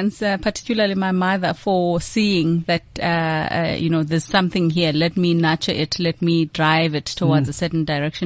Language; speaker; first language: English; non-native, local second language; Xhosa